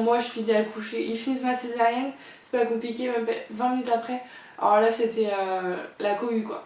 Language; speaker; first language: French; native; French